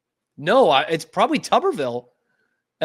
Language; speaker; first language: English; native; English